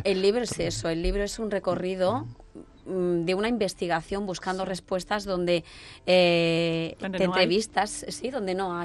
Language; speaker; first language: Spanish; native; Spanish